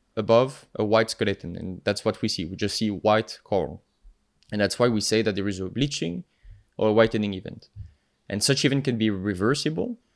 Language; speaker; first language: English; non-native, fluent; French